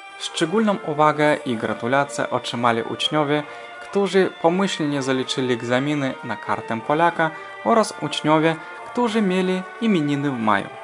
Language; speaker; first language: Polish; non-native, fluent; Russian